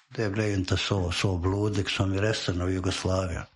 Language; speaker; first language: Swedish; non-native, fluent; Bosnian